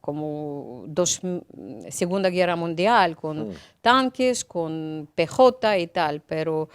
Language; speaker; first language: Spanish; non-native, learner; Ukrainian